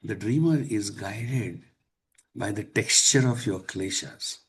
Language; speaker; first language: English; non-native, local second language; Marathi